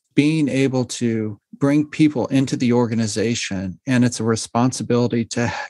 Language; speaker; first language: English; native; English